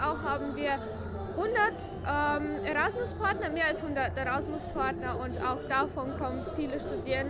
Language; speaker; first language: German; non-native, fluent; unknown